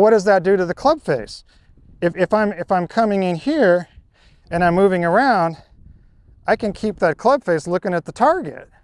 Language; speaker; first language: English; native; English